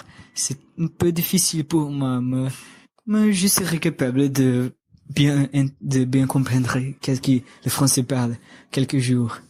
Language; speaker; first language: French; non-native, learner; Portuguese